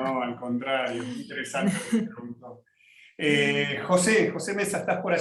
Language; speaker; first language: Spanish; native; Spanish